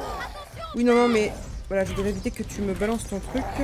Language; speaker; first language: French; native; French